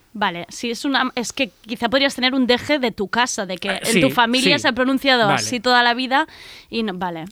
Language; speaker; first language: Spanish; native; Spanish